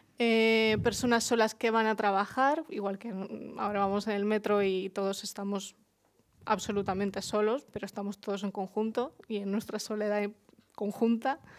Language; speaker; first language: Spanish; early bilingual, other home language; Russian